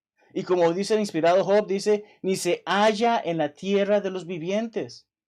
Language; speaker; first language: Spanish; native; Spanish